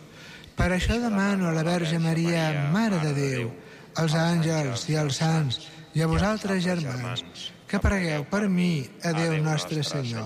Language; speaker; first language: Catalan; native; Catalan